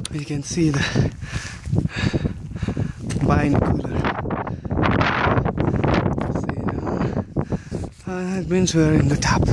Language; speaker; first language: English; non-native, learner; French